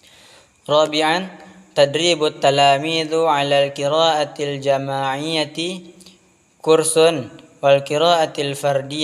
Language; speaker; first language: Arabic; non-native, learner; Indonesian